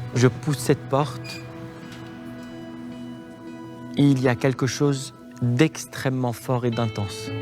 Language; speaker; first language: French; non-native, fluent; Arabic